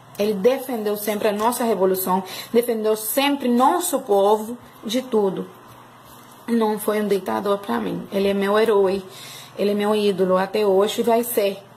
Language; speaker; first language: Portuguese; non-native, fluent; Spanish